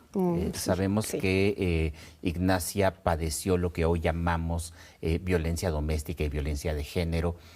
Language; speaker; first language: Spanish; native; Spanish